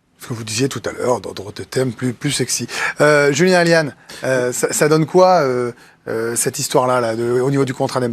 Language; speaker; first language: French; native; French